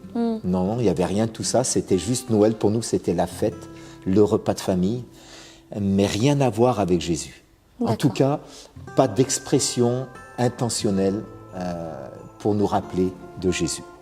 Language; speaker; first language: French; native; French